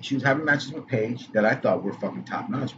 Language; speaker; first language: English; native; English